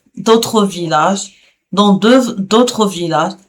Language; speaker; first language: French; non-native, local second language; Arabic